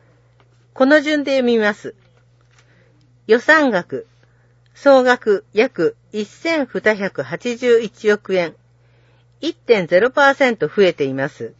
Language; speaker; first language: Japanese; native; Japanese